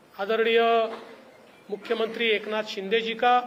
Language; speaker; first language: Hindi; non-native, local second language; Marathi